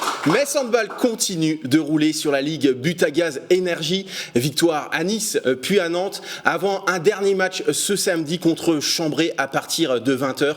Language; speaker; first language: French; native; French